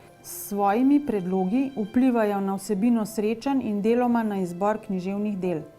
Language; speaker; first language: Slovenian; native; Slovenian